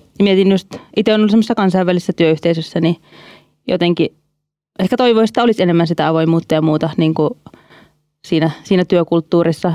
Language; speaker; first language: Finnish; native; Finnish